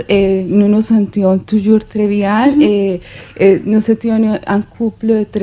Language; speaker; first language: French; non-native, fluent; Spanish